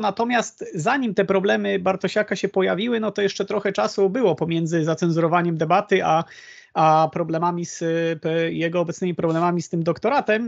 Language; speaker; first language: Polish; native; Polish